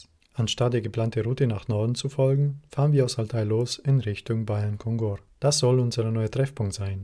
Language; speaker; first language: German; native; German